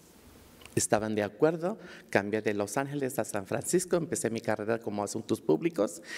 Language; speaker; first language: Spanish; early bilingual, heritage; Spanish